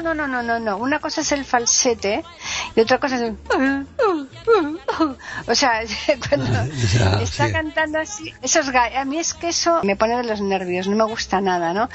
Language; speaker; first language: Spanish; native; Spanish